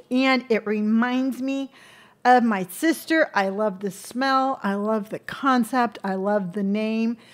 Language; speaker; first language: English; native; English